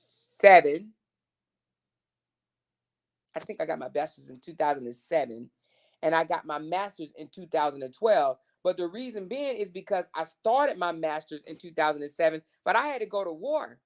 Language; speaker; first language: English; native; English